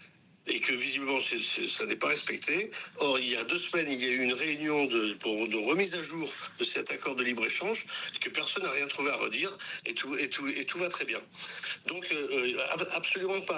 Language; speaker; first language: French; native; French